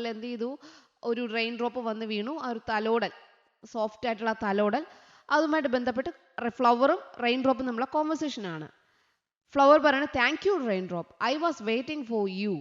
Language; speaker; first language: Malayalam; native; Malayalam